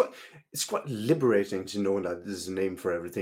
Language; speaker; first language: English; non-native, fluent; Norwegian